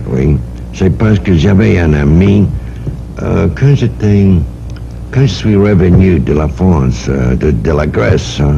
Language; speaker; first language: French; non-native, learner; English